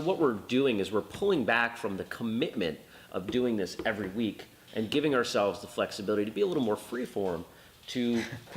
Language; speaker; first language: English; native; English